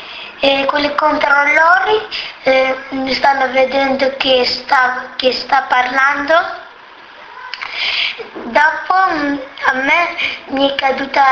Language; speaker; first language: Italian; non-native, local second language; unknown